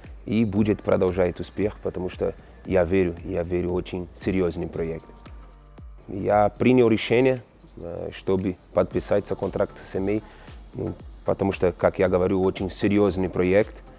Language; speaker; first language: Russian; non-native, learner; Portuguese